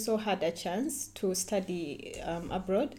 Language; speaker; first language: English; non-native, local second language; Ganda